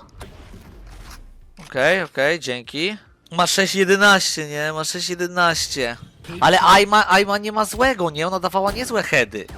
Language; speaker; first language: Polish; native; Polish